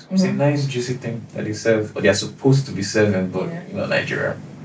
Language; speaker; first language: English; non-native, local second language; Igbo